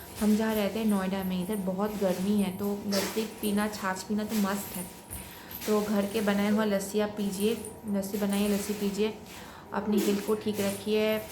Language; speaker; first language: Hindi; non-native, local second language; Bangla